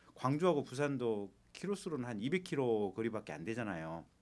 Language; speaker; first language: Korean; native; Korean